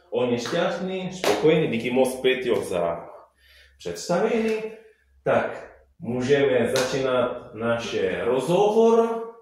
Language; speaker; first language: Czech; non-native, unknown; Italian